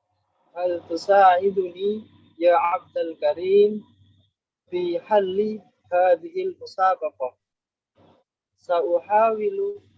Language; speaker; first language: Arabic; non-native, learner; Indonesian